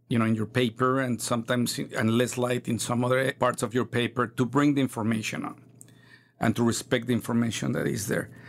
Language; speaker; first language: English; non-native, fluent; Spanish